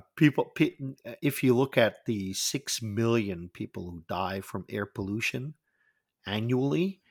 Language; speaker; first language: English; non-native, fluent; Dutch